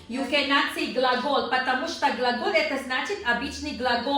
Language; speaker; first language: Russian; non-native, learner; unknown